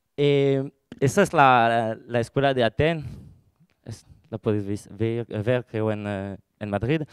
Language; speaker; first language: Spanish; non-native, fluent; French